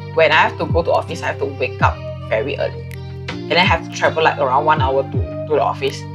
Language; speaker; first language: English; non-native, local second language; Chinese